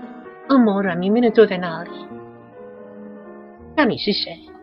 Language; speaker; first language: Chinese; native; Chinese